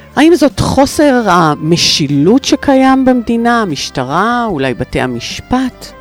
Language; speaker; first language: Hebrew; native; Hebrew